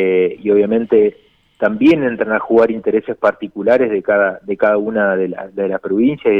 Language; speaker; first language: Spanish; native; Spanish